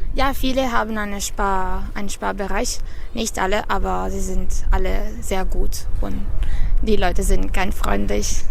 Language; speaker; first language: German; non-native, fluent; Italian